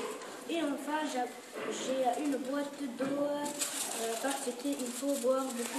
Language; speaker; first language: French; non-native, learner; Arabic